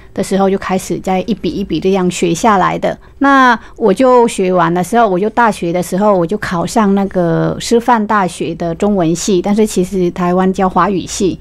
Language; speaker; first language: Chinese; non-native, fluent; Vietnamese